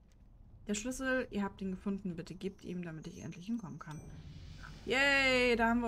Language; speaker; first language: German; native; German